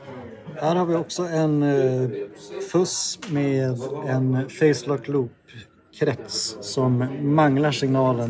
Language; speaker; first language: Swedish; native; Swedish